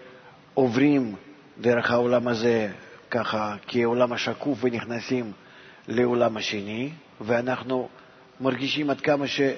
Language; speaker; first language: Hebrew; non-native, fluent; Russian